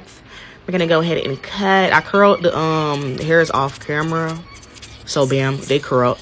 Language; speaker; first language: English; native; English